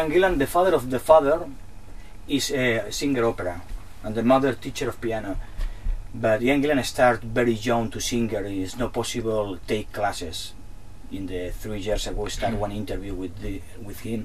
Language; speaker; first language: English; non-native, learner; Spanish